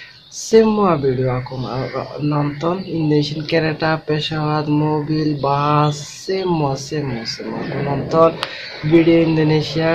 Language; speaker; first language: Indonesian; non-native, learner; Bangla